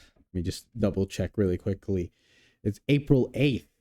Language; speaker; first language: English; native; English